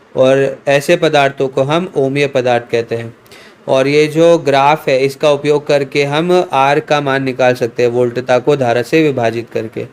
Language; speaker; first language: Hindi; native; Hindi